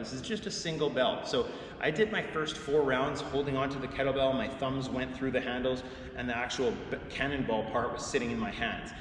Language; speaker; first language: English; native; English